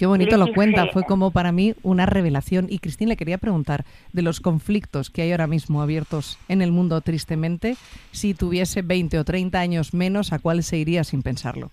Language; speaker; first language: Spanish; native; Spanish